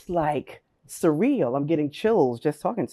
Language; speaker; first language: English; native; English